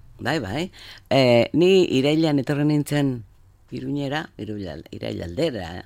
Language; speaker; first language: Basque; native; Basque